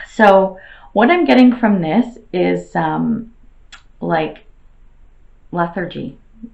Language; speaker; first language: English; native; English